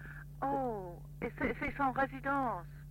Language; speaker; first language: French; non-native, fluent; English